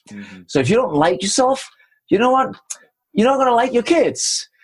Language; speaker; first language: English; non-native, fluent; Danish